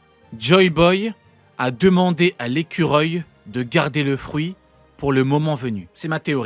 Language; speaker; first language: French; native; French